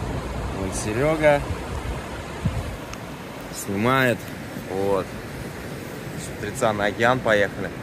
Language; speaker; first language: Russian; native; Russian